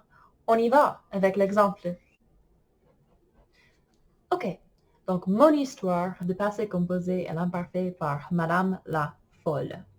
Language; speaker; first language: French; non-native, fluent; English